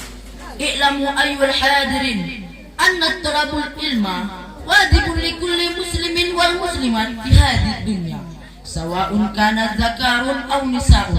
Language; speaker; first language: Arabic; non-native, learner; Indonesian